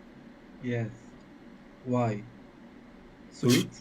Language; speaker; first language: English; non-native, learner; Turkish